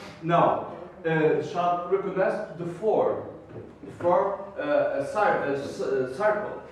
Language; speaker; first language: English; non-native, learner; Portuguese